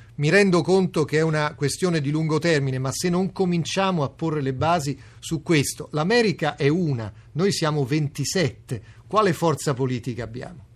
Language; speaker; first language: Italian; native; Italian